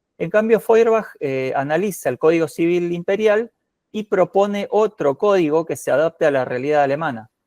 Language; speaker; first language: Spanish; native; Spanish